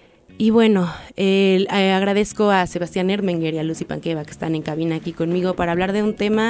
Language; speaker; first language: Spanish; native; Spanish